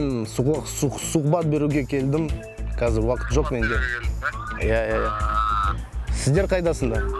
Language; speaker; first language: Kazakh; non-native, local second language; Russian